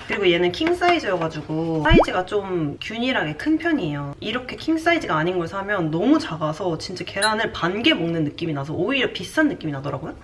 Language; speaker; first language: Korean; native; Korean